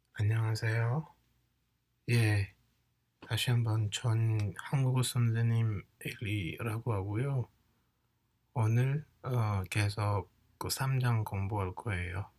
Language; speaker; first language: Korean; non-native, fluent; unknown